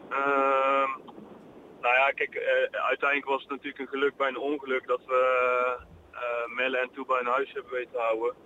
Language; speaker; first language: Dutch; native; Dutch